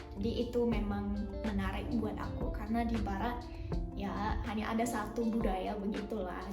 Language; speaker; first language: Indonesian; non-native, fluent; English